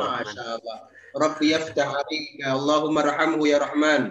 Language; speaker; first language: Arabic; non-native, fluent; Indonesian